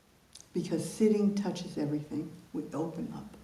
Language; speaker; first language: English; native; English